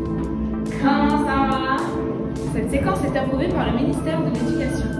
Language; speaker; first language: French; native; French